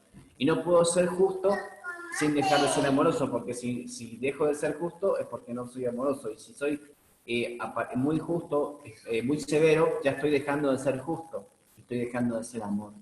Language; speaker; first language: Spanish; native; Spanish